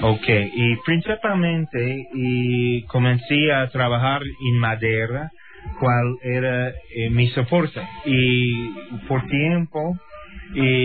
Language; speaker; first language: Spanish; non-native, learner; English